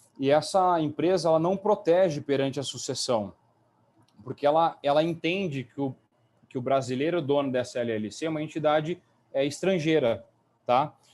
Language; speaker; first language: Portuguese; native; Portuguese